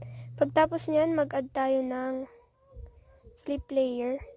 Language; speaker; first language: Filipino; native; Filipino